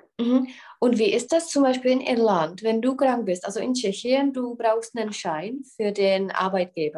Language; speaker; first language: German; non-native, learner; Czech